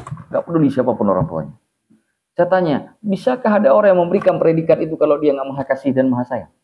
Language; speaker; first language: Indonesian; native; Indonesian